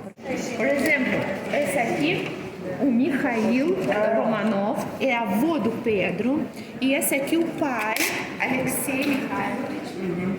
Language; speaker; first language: Portuguese; non-native, fluent; Russian